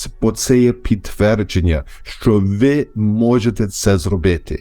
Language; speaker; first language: Ukrainian; early bilingual, heritage; Ukrainian